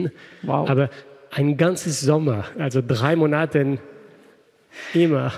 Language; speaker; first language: German; non-native, fluent; French